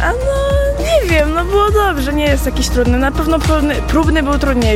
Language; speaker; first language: Polish; non-native, learner; Ukrainian